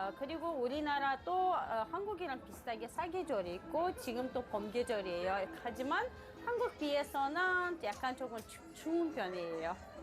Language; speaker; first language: Korean; non-native, fluent; Kazakh